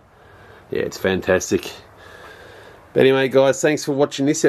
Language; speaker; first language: English; native; English